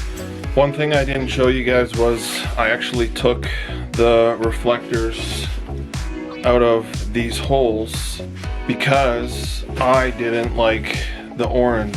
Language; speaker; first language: English; native; English